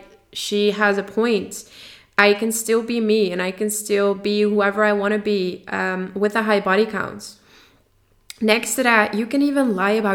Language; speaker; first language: English; non-native, fluent; Dutch